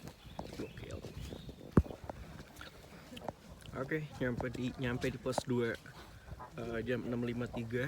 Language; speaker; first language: Indonesian; native; Indonesian